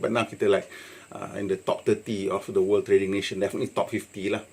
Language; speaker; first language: English; non-native, local second language; Malay